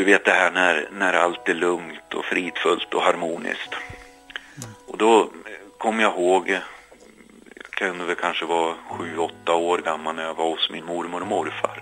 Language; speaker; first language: Swedish; native; Swedish